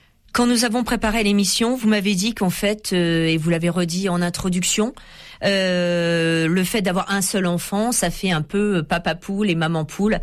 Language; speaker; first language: French; native; French